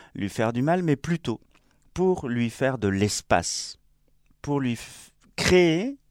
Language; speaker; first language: French; non-native, fluent; Spanish